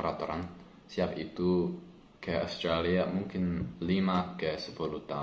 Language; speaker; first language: Indonesian; non-native, learner; English